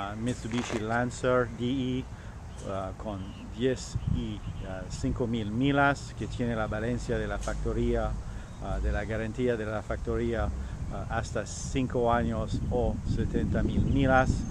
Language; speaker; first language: Spanish; non-native, learner; French